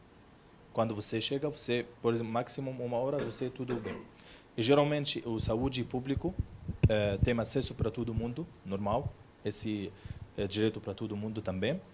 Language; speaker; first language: Portuguese; non-native, learner; Arabic